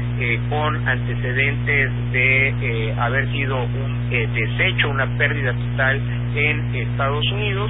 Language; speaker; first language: Spanish; native; Spanish